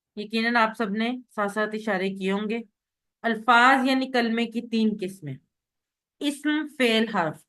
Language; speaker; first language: Urdu; native; Urdu